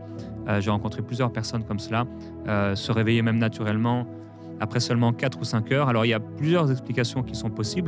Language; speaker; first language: French; native; French